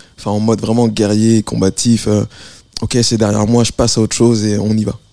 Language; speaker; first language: French; native; French